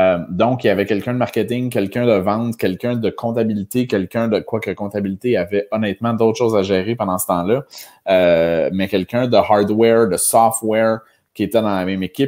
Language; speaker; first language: French; native; French